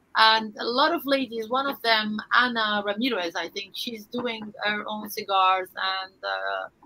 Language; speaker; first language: English; non-native, fluent; Arabic